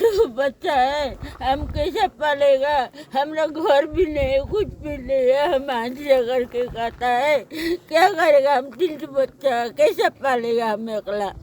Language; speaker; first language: Hindi; non-native, local second language; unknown